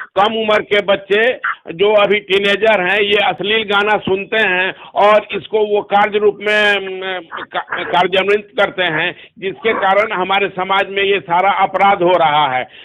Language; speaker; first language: Hindi; non-native, local second language; Bhojpuri